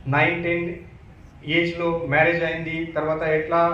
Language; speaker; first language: Telugu; non-native, local second language; Marathi